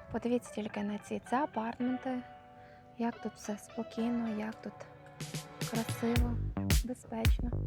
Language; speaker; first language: Ukrainian; native; Ukrainian